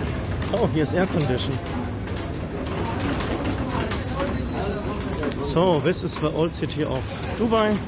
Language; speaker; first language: English; non-native, fluent; German